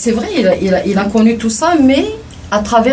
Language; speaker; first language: French; non-native, local second language; Kabyle